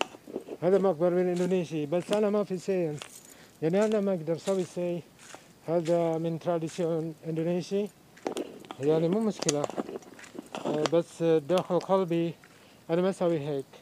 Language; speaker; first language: Arabic; non-native, learner; Indonesian